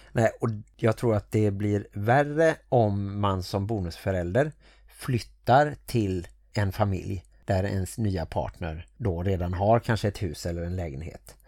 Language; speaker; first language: Swedish; native; Swedish